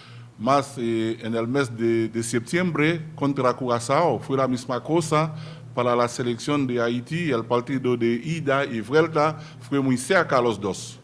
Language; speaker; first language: Spanish; non-native, learner; Haitian Creole